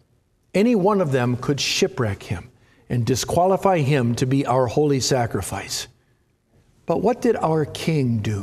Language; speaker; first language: English; native; English